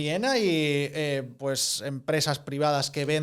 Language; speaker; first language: Spanish; native; Spanish